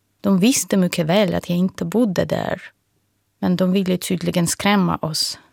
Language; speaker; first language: Swedish; non-native, fluent; Russian